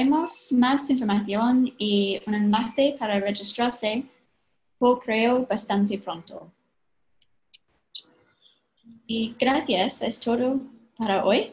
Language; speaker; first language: Spanish; non-native, fluent; English